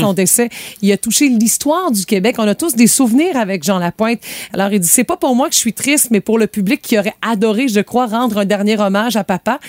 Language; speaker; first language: French; native; French